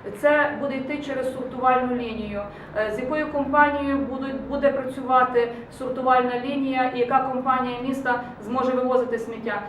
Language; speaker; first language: Ukrainian; native; Ukrainian